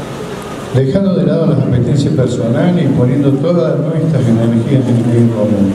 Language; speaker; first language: Spanish; native; Spanish